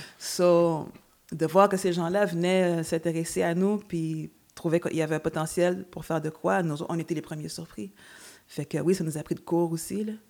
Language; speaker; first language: French; native; French